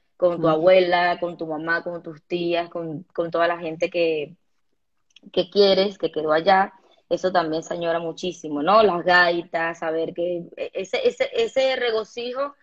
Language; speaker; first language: Spanish; native; Spanish